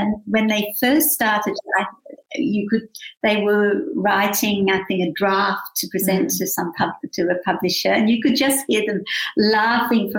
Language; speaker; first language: English; native; English